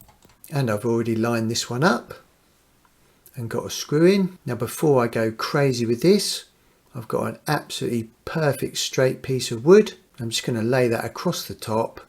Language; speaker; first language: English; native; English